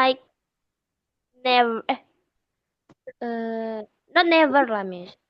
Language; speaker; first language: English; non-native, learner; Indonesian